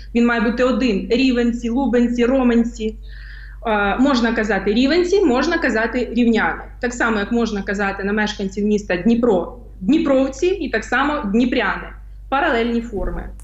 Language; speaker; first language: Ukrainian; native; Ukrainian